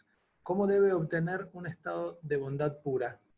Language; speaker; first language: Spanish; native; Spanish